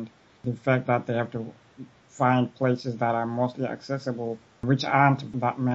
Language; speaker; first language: English; non-native, local second language; Shona